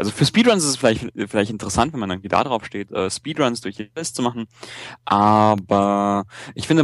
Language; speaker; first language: German; native; German